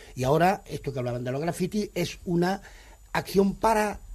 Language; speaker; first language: Spanish; non-native, local second language; Catalan